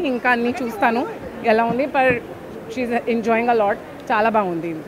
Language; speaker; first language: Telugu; non-native, local second language; Hindi